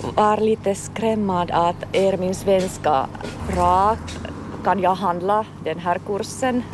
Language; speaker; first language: Swedish; non-native, local second language; Finnish